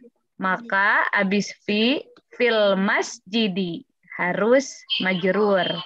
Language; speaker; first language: Arabic; non-native, fluent; Indonesian